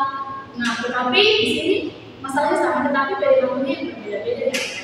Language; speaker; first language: Indonesian; native; Indonesian